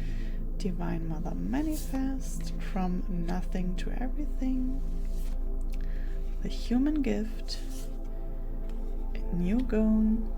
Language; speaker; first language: English; non-native, fluent; German